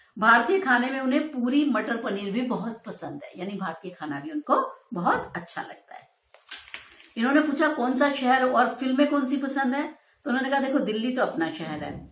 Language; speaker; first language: Hindi; native; Hindi